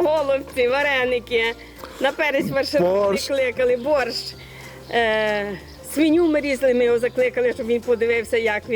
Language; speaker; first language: Ukrainian; native; Ukrainian